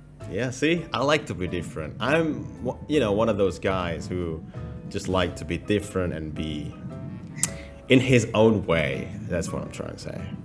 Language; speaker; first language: English; non-native, fluent; Indonesian